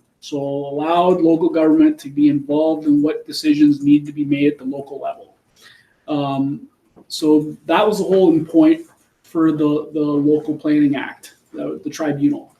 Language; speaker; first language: English; native; English